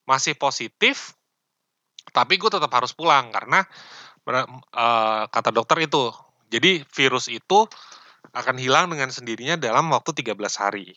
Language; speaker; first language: Indonesian; native; Indonesian